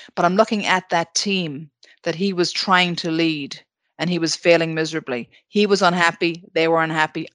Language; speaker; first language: English; native; English